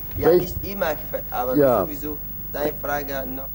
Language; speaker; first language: German; non-native, learner; Arabic